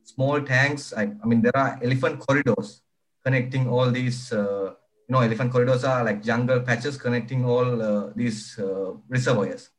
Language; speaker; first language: English; non-native, local second language; Sinhala